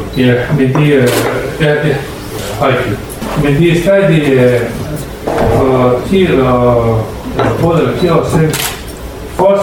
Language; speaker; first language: Danish; non-native, learner; Persian